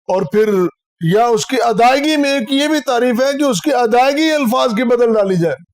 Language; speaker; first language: Urdu; non-native, local second language; Punjabi